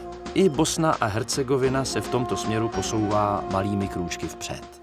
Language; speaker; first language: Czech; native; Czech